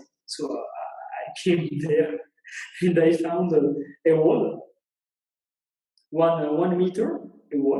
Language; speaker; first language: English; non-native, learner; Italian